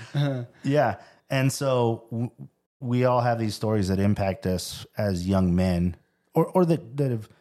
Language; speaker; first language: English; native; English